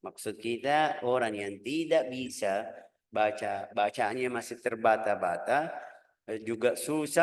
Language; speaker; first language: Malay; non-native, fluent; Arabic